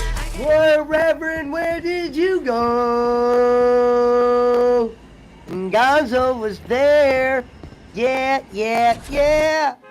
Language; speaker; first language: English; native; English